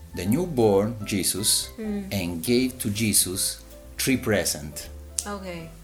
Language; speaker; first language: English; non-native, learner; Italian